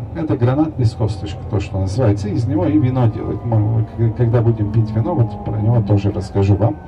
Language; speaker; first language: Russian; non-native, fluent; Turkish